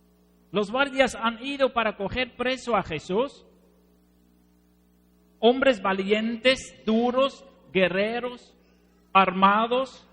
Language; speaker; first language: Spanish; non-native, fluent; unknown